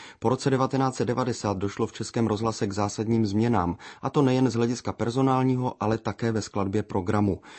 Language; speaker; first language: Czech; native; Czech